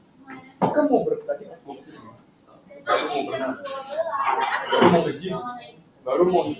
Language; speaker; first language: Indonesian; native; Indonesian